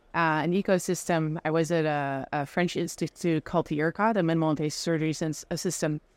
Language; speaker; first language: English; non-native, fluent; Dutch